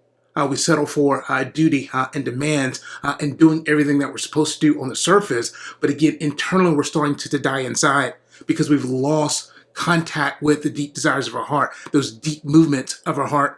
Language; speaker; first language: English; native; English